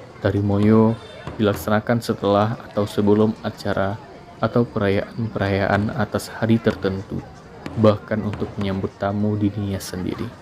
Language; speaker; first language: Indonesian; native; Indonesian